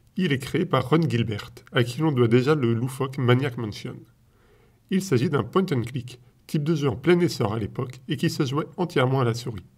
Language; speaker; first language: French; native; French